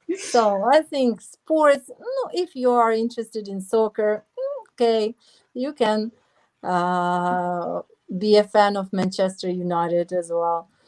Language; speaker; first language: English; non-native, fluent; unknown